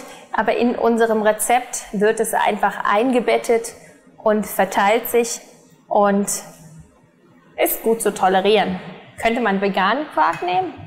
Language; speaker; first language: German; native; German